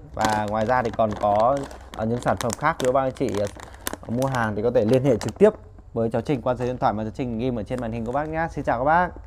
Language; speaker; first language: Vietnamese; native; Vietnamese